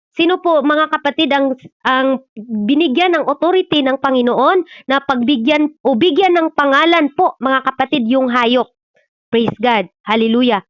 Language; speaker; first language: Filipino; non-native, local second language; Cebuano